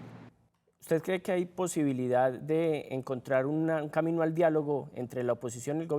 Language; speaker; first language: Spanish; native; Spanish